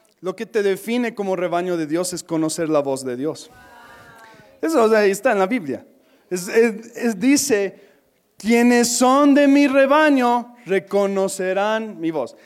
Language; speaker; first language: Spanish; non-native, fluent; English